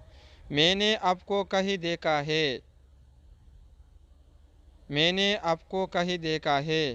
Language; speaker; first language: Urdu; non-native, fluent; Pashto